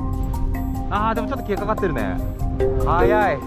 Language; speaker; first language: Japanese; native; Japanese